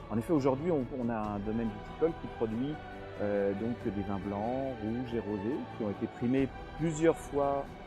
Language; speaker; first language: French; native; French